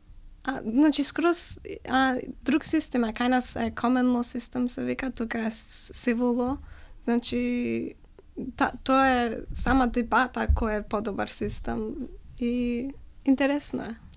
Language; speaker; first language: Macedonian; early bilingual, heritage; Macedonian